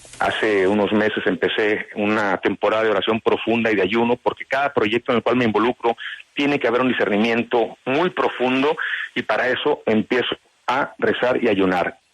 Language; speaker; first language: Spanish; native; Spanish